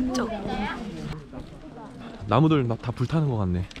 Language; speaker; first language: Korean; native; Korean